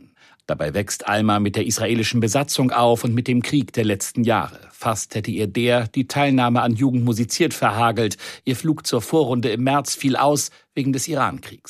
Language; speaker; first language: German; native; German